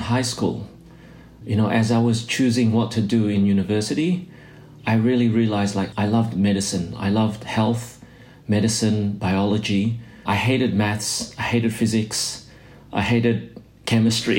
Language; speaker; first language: English; native; English